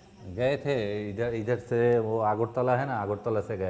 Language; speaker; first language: Hindi; non-native, learner; Bangla